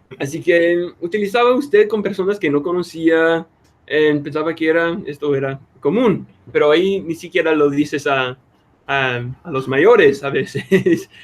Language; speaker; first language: Spanish; non-native, fluent; English